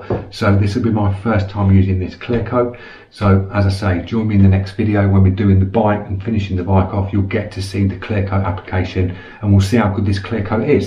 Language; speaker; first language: English; native; English